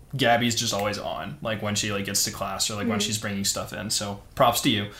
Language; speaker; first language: English; native; English